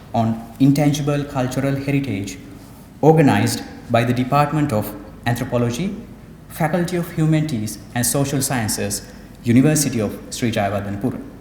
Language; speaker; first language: English; non-native, local second language; Sinhala